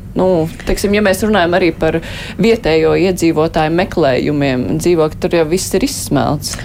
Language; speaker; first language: Latvian; native; Latvian